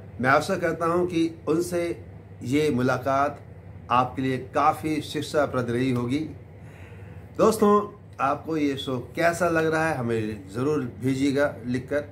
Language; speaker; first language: Hindi; native; Hindi